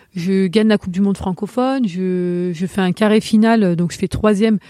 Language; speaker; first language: French; native; French